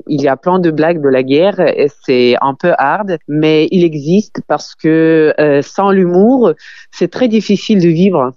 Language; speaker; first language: French; non-native, fluent; Ukrainian